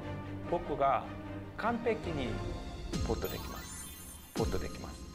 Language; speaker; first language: Japanese; non-native, learner; Korean